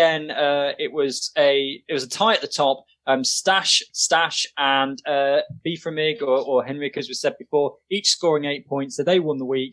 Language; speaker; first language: English; native; English